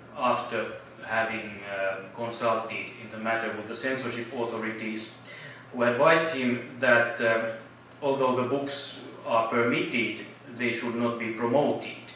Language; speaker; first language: English; non-native, fluent; Finnish